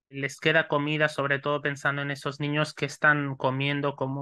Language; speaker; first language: Spanish; native; Spanish